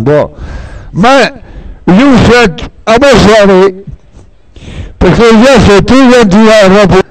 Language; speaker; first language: French; non-native, learner; Portuguese